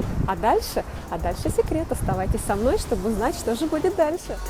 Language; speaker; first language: Russian; native; Russian